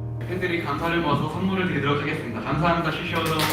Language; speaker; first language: Korean; native; Korean